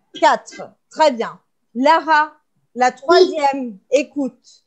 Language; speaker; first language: French; non-native, fluent; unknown